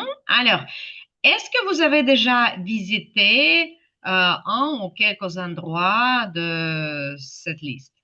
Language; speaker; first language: French; non-native, fluent; Ukrainian